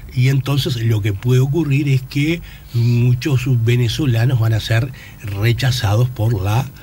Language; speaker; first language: Spanish; native; Spanish